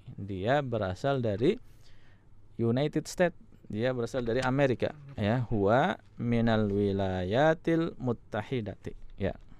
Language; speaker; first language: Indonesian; native; Indonesian